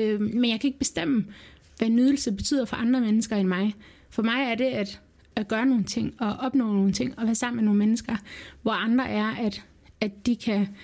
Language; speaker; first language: Danish; early bilingual, other home language; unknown